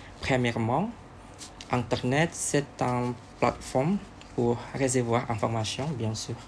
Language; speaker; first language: French; non-native, learner; Indonesian